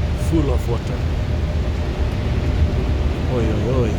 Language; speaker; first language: English; non-native, fluent; Somali